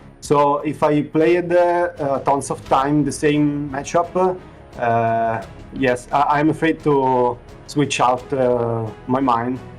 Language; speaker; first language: English; non-native, fluent; Italian